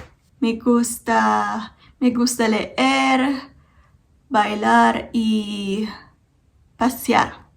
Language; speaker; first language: Spanish; non-native, learner; Filipino